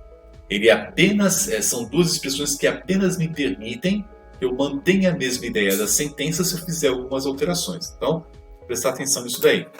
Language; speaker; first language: Portuguese; native; Portuguese